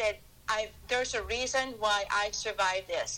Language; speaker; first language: English; non-native, local second language; Filipino